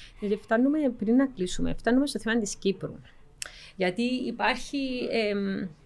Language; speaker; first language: Greek; native; Greek